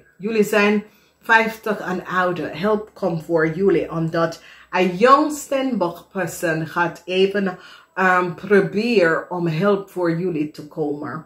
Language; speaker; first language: Dutch; non-native, fluent; English